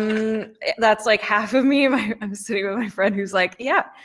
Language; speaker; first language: English; native; English